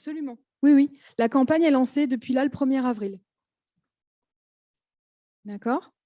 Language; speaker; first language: French; native; French